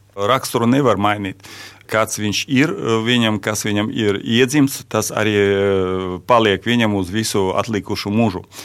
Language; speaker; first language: Latvian; non-native, local second language; Russian